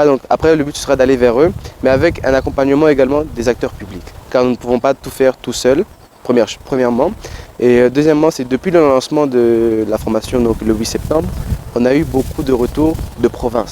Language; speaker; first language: French; non-native, local second language; Lingala